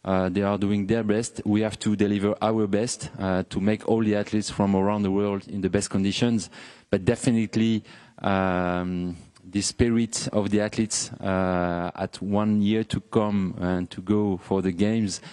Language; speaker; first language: English; non-native, fluent; French